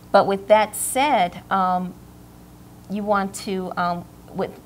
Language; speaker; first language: English; native; English